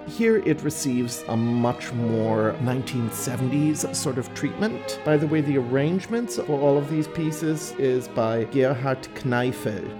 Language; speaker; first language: English; native; English